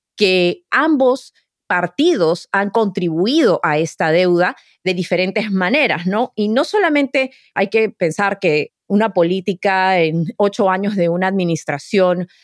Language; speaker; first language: Spanish; native; Spanish